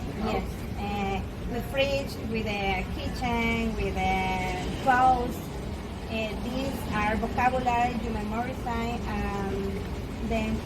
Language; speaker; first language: English; non-native, learner; Spanish